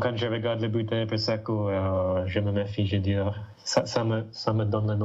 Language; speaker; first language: French; non-native, fluent; English